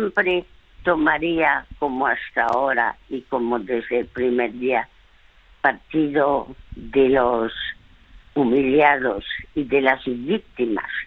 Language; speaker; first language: Spanish; early bilingual, other home language; French